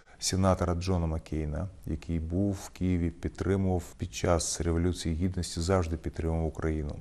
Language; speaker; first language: Ukrainian; non-native, local second language; Russian